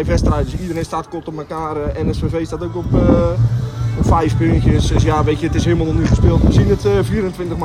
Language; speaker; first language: Dutch; native; Dutch